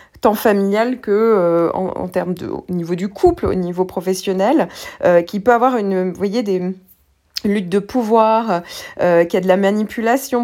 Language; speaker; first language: French; native; French